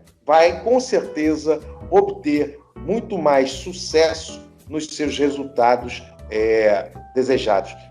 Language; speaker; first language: Portuguese; native; Portuguese